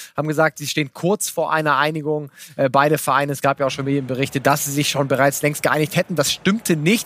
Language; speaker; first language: German; native; German